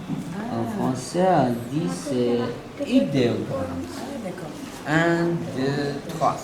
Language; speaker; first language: French; non-native, learner; Chinese